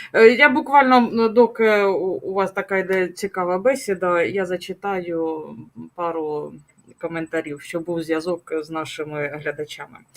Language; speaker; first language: Ukrainian; native; Ukrainian